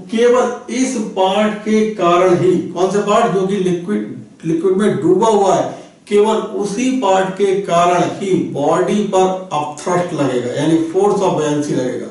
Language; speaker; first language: Hindi; native; Hindi